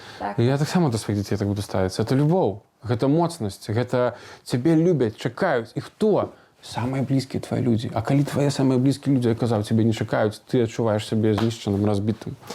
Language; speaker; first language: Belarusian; non-native, local second language; Russian